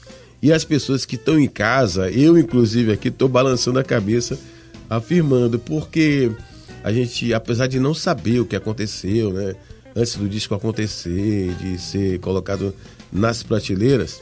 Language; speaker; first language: Portuguese; native; Portuguese